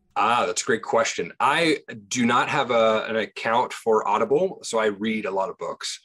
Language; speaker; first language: English; native; English